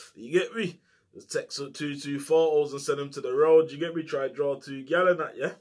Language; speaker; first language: English; native; English